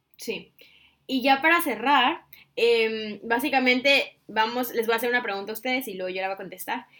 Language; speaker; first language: Spanish; native; Spanish